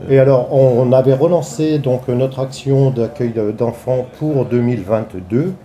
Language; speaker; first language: French; native; French